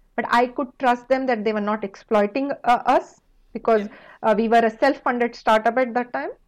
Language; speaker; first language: English; non-native, local second language; Kannada